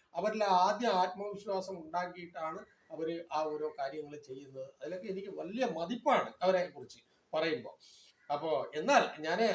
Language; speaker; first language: Malayalam; non-native, local second language; Tamil